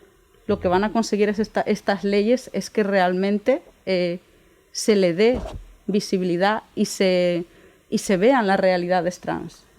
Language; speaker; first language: Spanish; native; Spanish